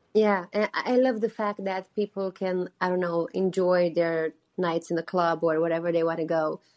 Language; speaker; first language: English; non-native, fluent; Romanian